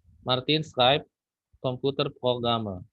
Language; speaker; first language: German; non-native, fluent; Indonesian